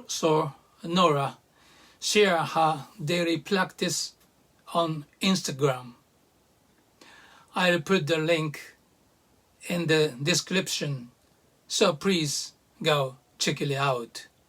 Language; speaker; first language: English; non-native, learner; Japanese